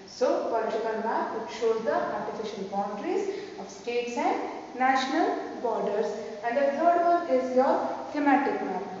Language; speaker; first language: English; non-native, local second language; Hindi